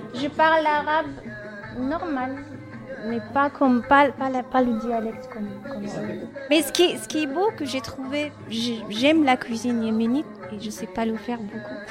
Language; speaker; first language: French; non-native, fluent; Arabic